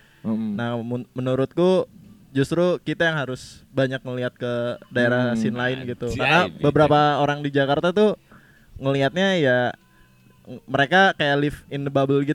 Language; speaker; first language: Indonesian; native; Indonesian